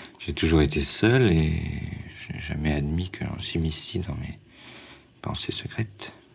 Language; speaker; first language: French; native; French